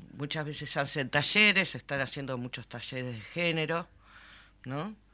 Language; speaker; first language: Spanish; native; Spanish